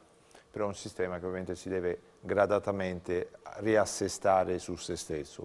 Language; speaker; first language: Italian; native; Italian